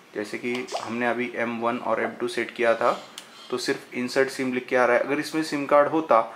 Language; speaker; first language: Hindi; non-native, local second language; Marathi